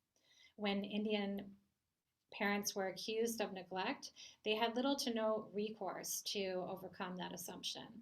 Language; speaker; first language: English; native; English